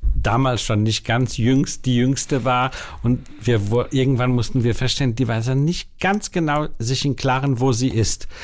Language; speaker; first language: German; non-native, fluent; Danish